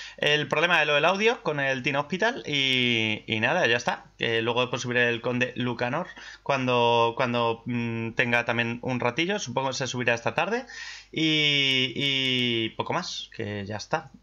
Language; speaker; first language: Spanish; native; Spanish